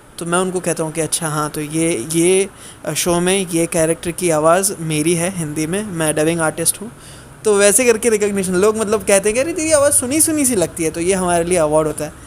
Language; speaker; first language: Hindi; non-native, local second language; Gujarati